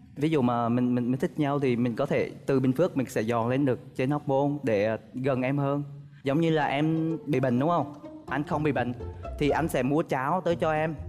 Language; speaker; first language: Vietnamese; native; Vietnamese